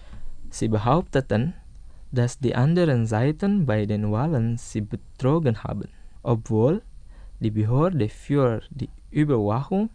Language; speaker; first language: German; non-native, fluent; Indonesian